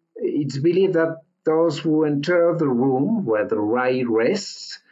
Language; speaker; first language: English; non-native, learner; French